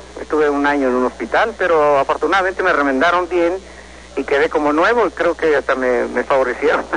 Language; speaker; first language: Spanish; native; Spanish